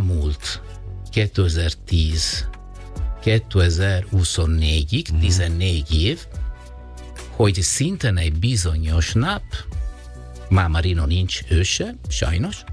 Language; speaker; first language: Hungarian; non-native, fluent; Italian